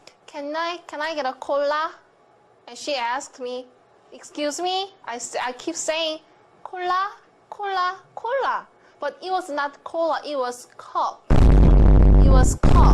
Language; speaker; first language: English; non-native, fluent; Korean